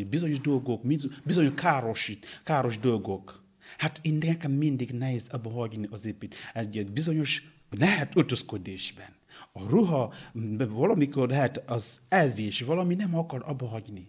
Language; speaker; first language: Hungarian; non-native, learner; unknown